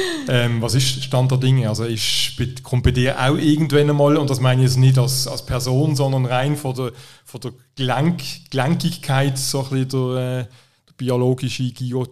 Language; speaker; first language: German; native; German